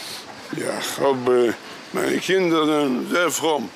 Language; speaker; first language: German; non-native, learner; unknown